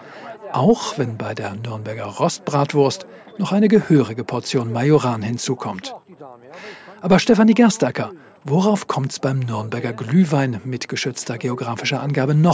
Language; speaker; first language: German; native; German